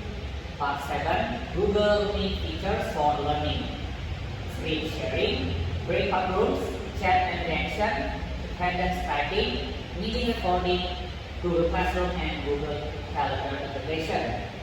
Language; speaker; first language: English; non-native, learner; Indonesian